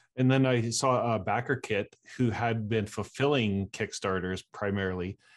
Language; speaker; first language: English; native; English